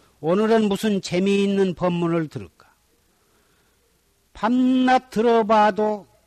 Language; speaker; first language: Korean; native; Korean